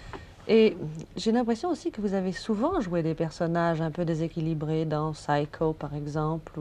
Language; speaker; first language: French; native; French